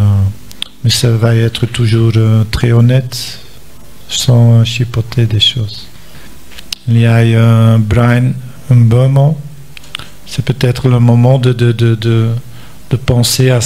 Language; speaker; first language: French; non-native, local second language; Dutch